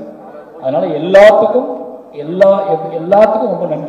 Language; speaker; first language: Tamil; native; Tamil